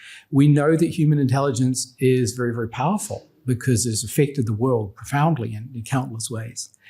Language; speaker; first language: English; native; English